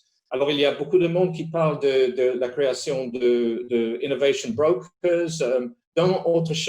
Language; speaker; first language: French; non-native, fluent; Spanish